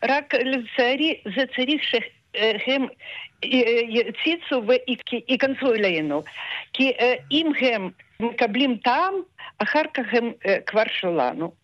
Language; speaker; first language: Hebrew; non-native, fluent; Russian